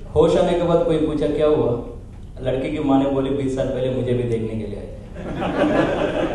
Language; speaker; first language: Hindi; non-native, local second language; Telugu